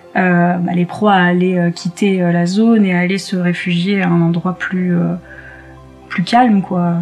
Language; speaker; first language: French; native; French